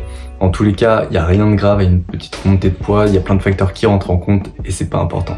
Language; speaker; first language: French; native; French